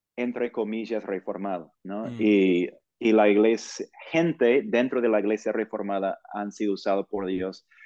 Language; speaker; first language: Spanish; non-native, fluent; English